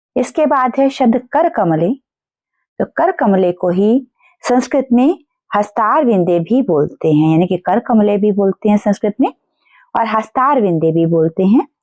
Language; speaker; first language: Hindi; native; Hindi